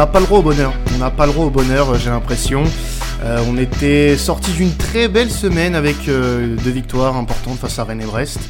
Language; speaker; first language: French; native; French